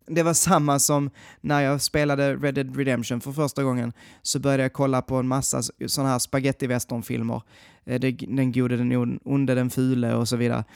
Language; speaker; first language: Swedish; native; Swedish